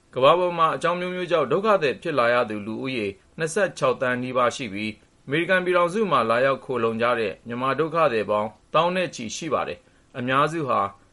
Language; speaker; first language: Burmese; native; Burmese